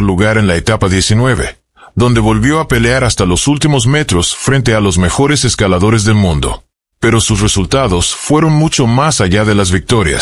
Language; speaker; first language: Spanish; native; Spanish